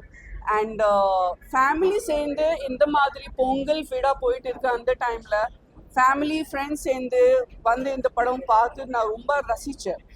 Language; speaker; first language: Tamil; non-native, fluent; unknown